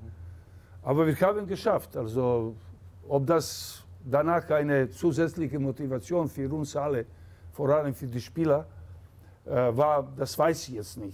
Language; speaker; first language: German; non-native, fluent; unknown